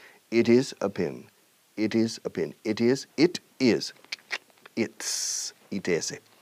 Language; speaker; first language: English; native; English